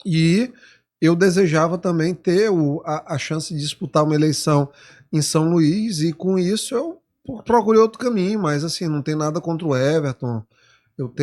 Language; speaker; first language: Portuguese; native; Portuguese